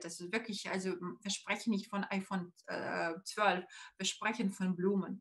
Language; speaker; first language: German; non-native, fluent; Russian